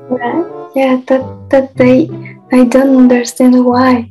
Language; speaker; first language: English; non-native, learner; Spanish